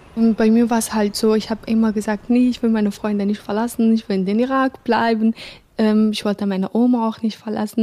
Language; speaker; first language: German; non-native, fluent; Arabic